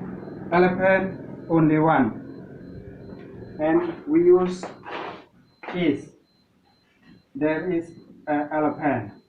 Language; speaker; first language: English; non-native, learner; Indonesian